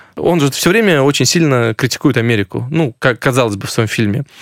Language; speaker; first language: Russian; native; Russian